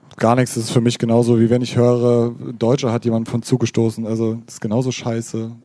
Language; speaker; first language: German; native; German